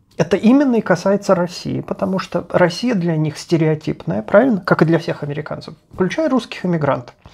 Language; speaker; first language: Russian; native; Russian